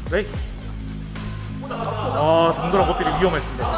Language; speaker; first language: Korean; native; Korean